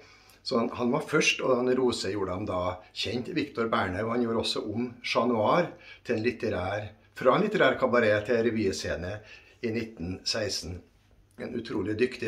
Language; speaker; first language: Norwegian; native; Norwegian